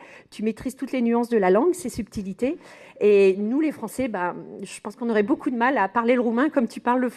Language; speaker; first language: French; native; French